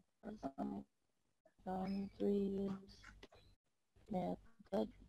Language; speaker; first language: English; non-native, learner; Indonesian